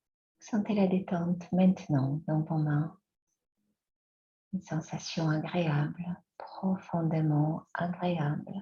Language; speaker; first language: French; native; French